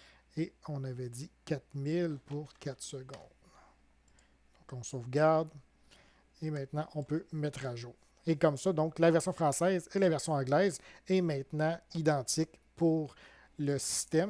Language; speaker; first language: French; native; French